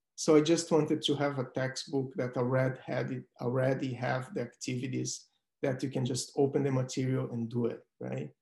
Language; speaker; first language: English; non-native, fluent; Portuguese